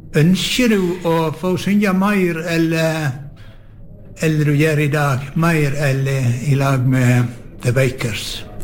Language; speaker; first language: Norwegian; native; Norwegian